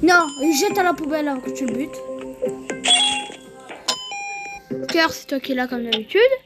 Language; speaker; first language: French; native; French